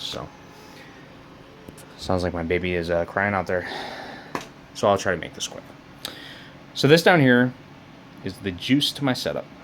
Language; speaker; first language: English; native; English